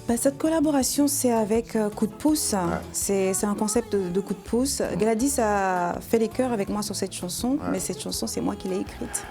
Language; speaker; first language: French; native; French